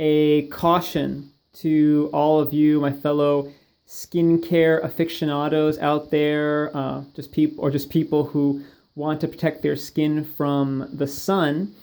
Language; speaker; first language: English; native; English